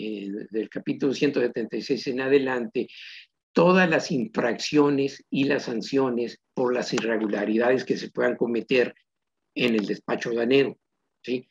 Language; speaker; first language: Spanish; native; Spanish